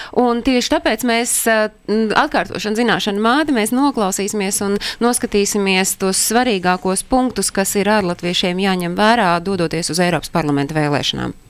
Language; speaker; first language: Latvian; native; Latvian